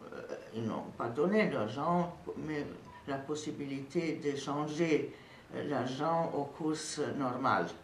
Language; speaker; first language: French; non-native, fluent; Serbian